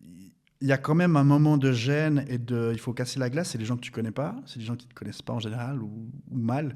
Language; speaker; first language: French; native; French